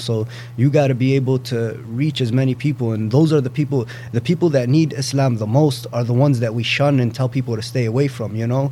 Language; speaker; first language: English; native; English